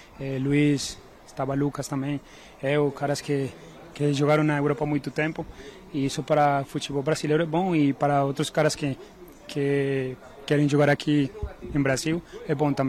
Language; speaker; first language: Portuguese; non-native, learner; Spanish